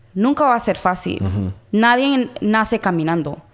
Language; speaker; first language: Spanish; early bilingual, heritage; Spanish